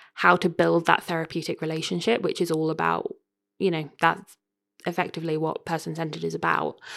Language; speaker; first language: English; native; English